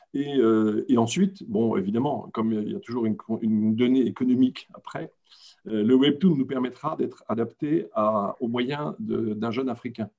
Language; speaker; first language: French; native; French